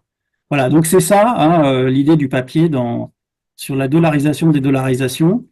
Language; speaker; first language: French; native; French